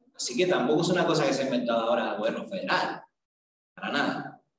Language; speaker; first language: Spanish; native; Spanish